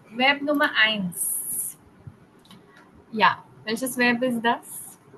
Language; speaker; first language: German; non-native, fluent; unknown